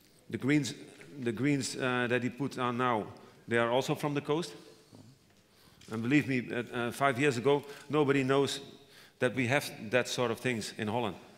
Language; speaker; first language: English; non-native, fluent; Dutch